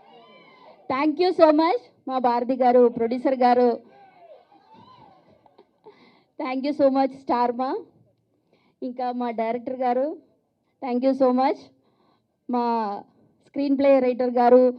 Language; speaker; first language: Telugu; non-native, local second language; Malayalam